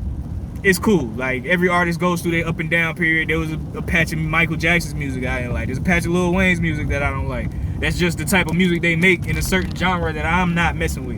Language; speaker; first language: English; native; English